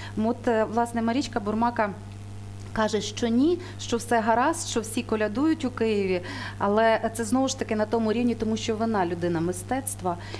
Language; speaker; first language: Ukrainian; native; Ukrainian